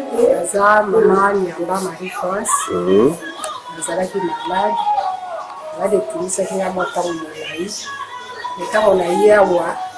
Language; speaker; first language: Lingala; native; Lingala